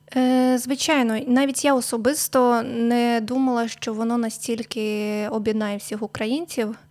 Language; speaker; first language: Ukrainian; native; Ukrainian